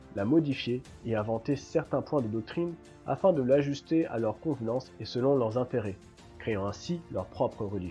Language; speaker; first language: French; native; French